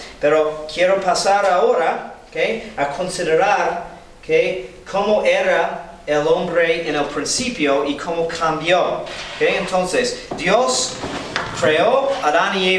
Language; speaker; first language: Spanish; non-native, fluent; English